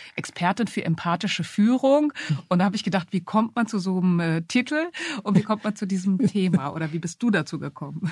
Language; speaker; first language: German; native; German